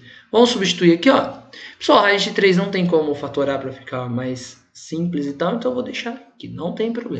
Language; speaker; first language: Portuguese; native; Portuguese